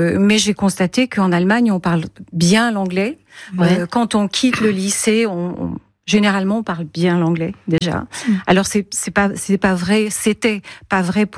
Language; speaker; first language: French; native; French